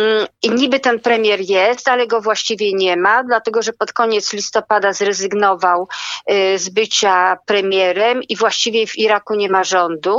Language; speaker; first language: Polish; native; Polish